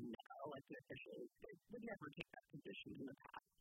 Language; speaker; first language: English; native; English